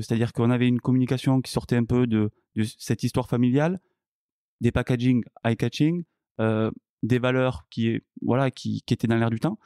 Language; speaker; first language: French; native; French